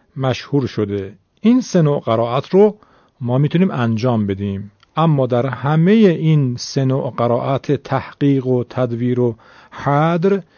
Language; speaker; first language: Persian; native; Persian